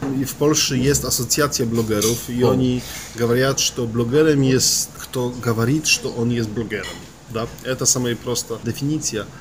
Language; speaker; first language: Russian; non-native, fluent; Polish